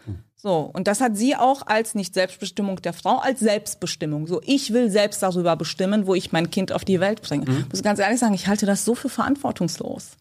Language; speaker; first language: German; early bilingual, other home language; Turkish